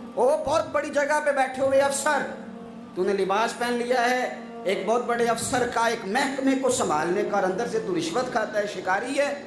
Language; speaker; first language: Urdu; non-native, local second language; Punjabi